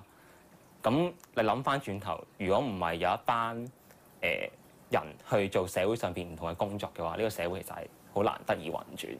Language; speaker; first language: Chinese; non-native, local second language; Cantonese